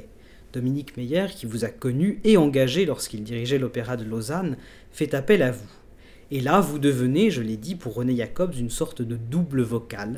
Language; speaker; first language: French; native; French